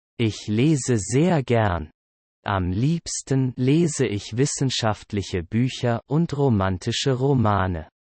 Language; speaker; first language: German; non-native, learner; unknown